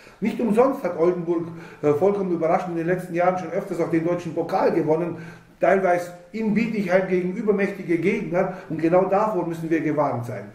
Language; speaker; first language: German; native; German